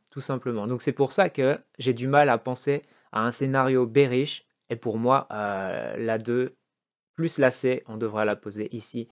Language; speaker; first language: French; native; French